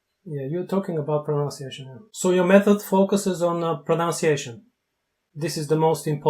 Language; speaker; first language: English; non-native, fluent; Bulgarian